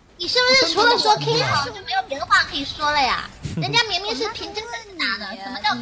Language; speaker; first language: Chinese; native; Chinese